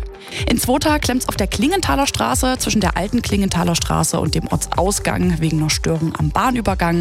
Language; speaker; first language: German; native; German